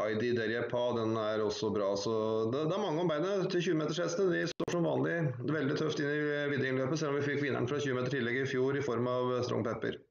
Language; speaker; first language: Norwegian; native; Norwegian